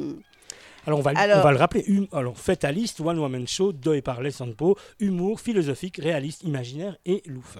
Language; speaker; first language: French; native; French